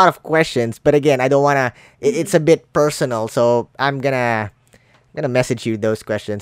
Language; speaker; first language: English; non-native, local second language; Filipino